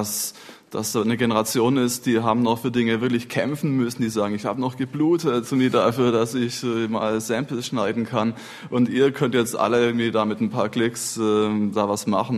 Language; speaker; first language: German; native; German